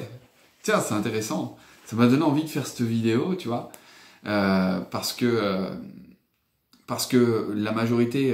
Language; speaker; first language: French; native; French